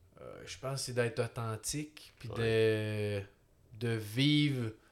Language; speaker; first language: French; native; French